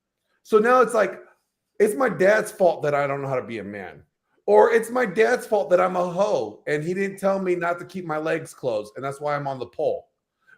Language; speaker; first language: English; native; English